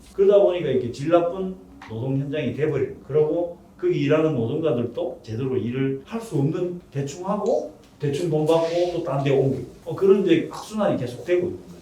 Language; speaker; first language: Korean; native; Korean